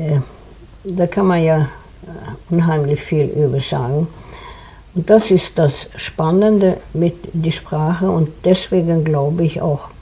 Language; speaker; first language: German; non-native, fluent; Swedish